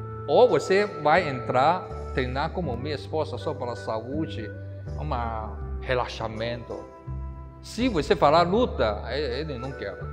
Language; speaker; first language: Portuguese; non-native, learner; Chinese